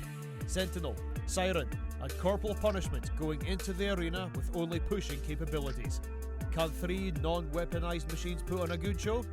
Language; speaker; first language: English; native; English